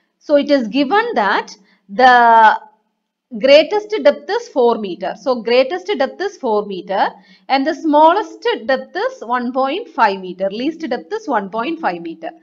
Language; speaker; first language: English; non-native, local second language; Malayalam